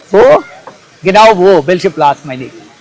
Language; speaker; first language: German; non-native, learner; Bangla